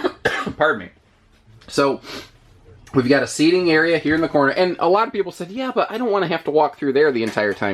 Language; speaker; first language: English; native; English